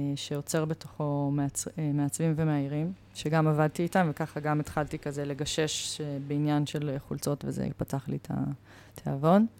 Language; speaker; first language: Hebrew; native; Hebrew